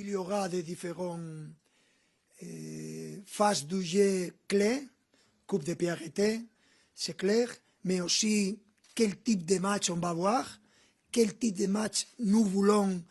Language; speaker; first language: French; non-native, fluent; Spanish